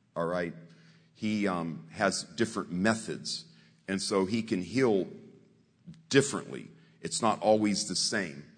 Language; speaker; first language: English; native; English